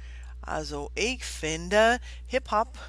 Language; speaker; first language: German; non-native, fluent; English